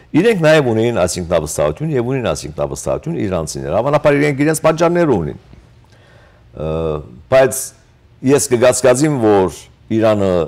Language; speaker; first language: Armenian; native; Armenian